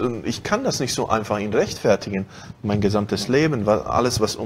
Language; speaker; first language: German; non-native, fluent; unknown